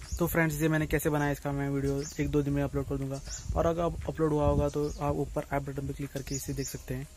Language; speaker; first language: Hindi; non-native, local second language; Konkani